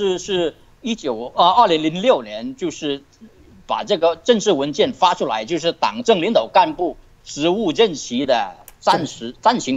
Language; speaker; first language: Chinese; native; Chinese